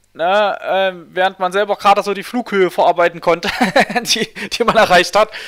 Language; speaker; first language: German; native; German